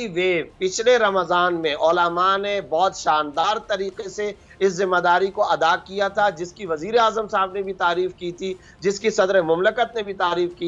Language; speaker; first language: Urdu; native; Urdu